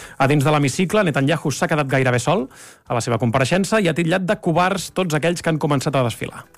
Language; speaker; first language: Catalan; native; Catalan